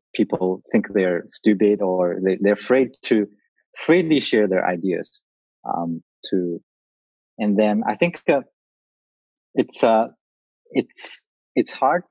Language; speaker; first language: English; non-native, learner; Chinese